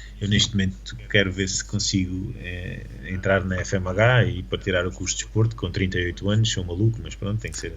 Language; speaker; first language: Portuguese; native; Portuguese